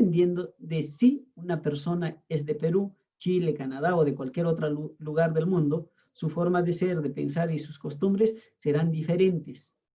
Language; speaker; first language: Spanish; native; Spanish